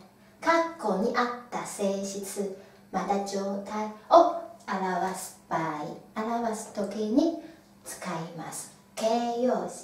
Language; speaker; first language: Japanese; non-native, fluent; Chinese